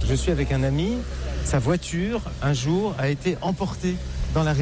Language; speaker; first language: French; native; French